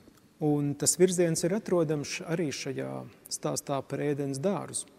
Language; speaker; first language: Latvian; native; Latvian